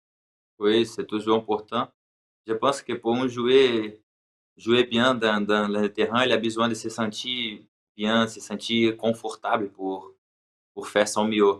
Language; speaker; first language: French; non-native, learner; Portuguese